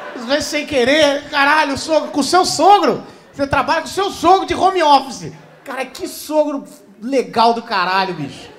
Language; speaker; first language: Portuguese; native; Portuguese